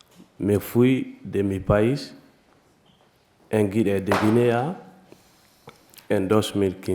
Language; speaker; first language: Spanish; non-native, learner; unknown